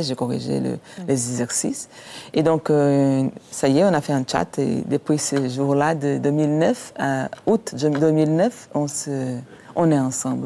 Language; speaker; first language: French; non-native, fluent; Portuguese